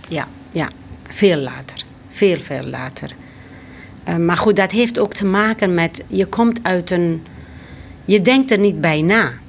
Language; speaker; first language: Dutch; early bilingual, other home language; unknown